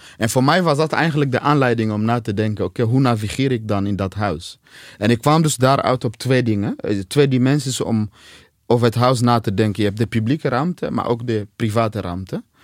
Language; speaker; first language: Dutch; non-native, fluent; Swahili